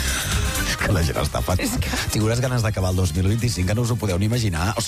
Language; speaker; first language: Catalan; native; Catalan